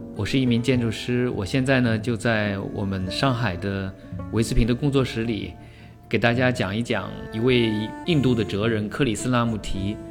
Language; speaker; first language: Chinese; native; Chinese